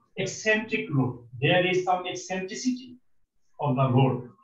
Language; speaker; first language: English; non-native, local second language; Bangla